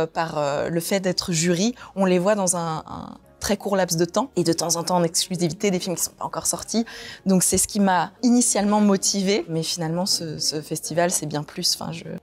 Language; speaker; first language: French; native; French